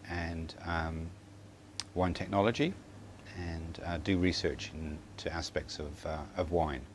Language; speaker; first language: English; native; English